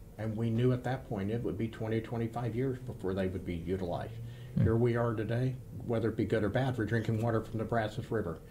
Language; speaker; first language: English; native; English